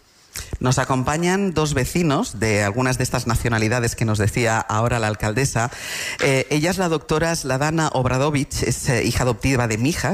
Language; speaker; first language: Spanish; native; Spanish